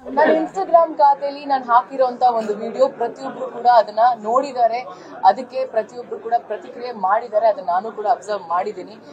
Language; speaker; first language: Kannada; native; Kannada